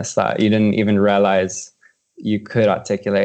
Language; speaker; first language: English; native; English